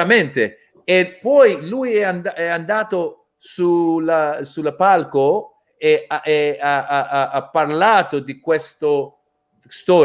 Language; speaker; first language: Italian; non-native, learner; English